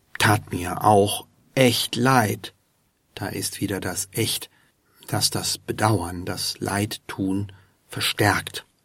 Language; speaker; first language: German; native; German